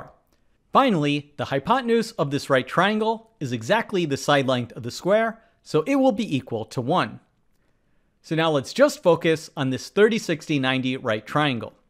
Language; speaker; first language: English; native; English